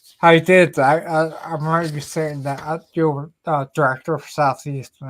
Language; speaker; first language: English; native; English